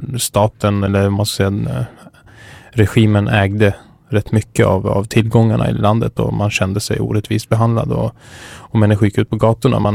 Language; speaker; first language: Swedish; early bilingual, other home language; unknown